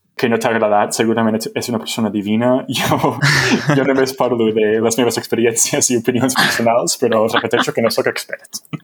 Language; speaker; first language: Catalan; non-native, fluent; English